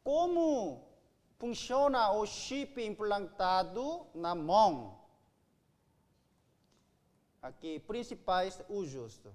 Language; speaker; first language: Portuguese; non-native, learner; Korean